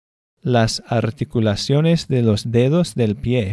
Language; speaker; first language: Spanish; non-native, learner; English